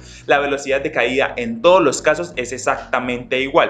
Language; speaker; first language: Spanish; native; Spanish